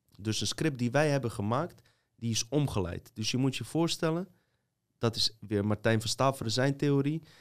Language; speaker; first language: Dutch; native; Dutch